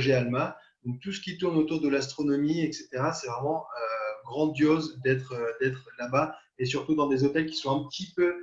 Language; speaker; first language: French; native; French